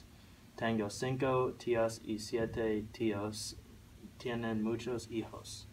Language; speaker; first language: Spanish; non-native, learner; English